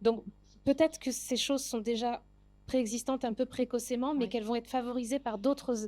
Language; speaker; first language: French; native; French